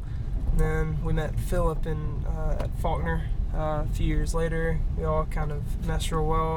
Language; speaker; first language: English; native; English